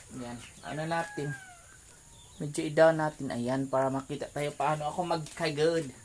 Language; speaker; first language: Filipino; non-native, local second language; Cebuano